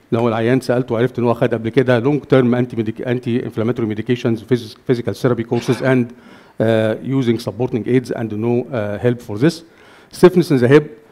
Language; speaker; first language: English; non-native, fluent; Arabic